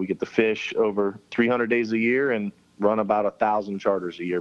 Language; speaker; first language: English; native; English